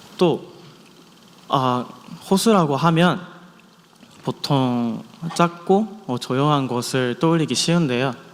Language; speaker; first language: Korean; non-native, fluent; Japanese